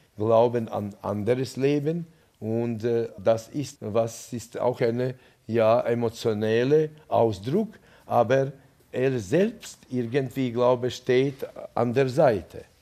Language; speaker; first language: German; non-native, fluent; Latvian